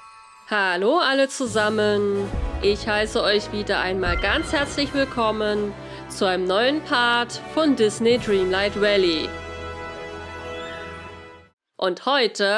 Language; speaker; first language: German; native; German